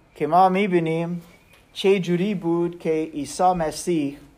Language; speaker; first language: Persian; non-native, learner; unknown